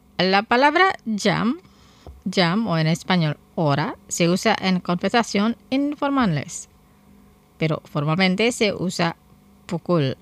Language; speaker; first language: Spanish; non-native, fluent; Indonesian